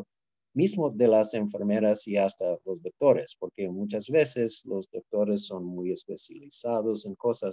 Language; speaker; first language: Spanish; non-native, fluent; English